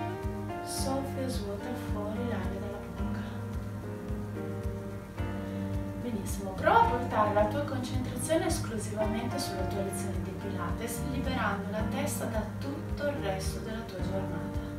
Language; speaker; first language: Italian; native; Italian